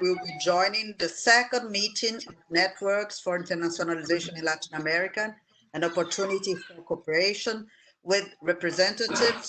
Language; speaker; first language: English; non-native, fluent; Portuguese